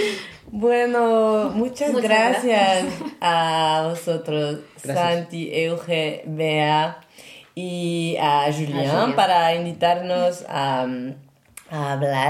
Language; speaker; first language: Spanish; non-native, learner; French